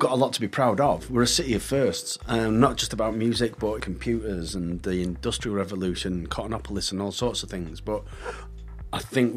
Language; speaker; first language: English; native; English